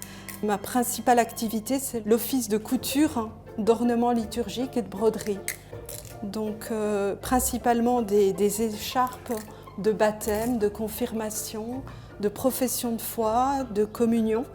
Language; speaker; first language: French; native; French